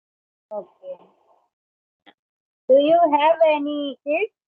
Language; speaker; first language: English; non-native, learner; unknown